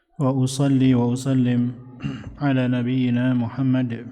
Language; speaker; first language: Arabic; non-native, fluent; Indonesian